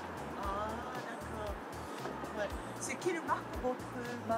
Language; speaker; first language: French; non-native, fluent; Japanese